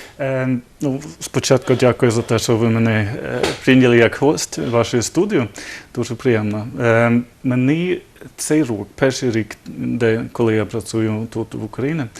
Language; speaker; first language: Ukrainian; non-native, learner; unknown